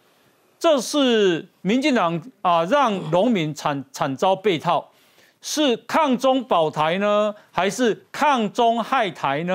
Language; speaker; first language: Chinese; native; Chinese